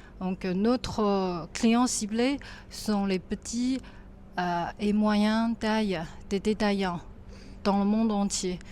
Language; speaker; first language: French; non-native, fluent; Chinese